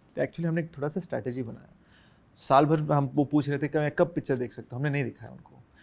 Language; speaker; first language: Hindi; non-native, local second language; Telugu